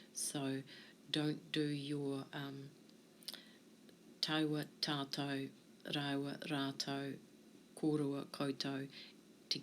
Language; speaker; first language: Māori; non-native, local second language; English